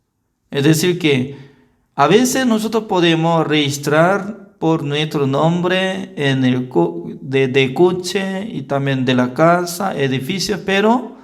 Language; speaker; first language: Spanish; non-native, learner; Korean